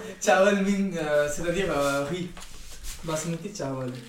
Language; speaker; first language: French; non-native, learner; Urdu